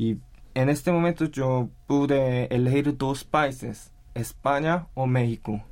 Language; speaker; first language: Spanish; non-native, learner; Korean